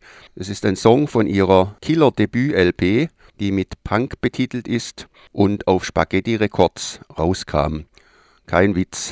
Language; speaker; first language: German; native; German